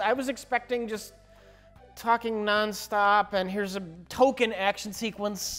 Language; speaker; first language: English; native; English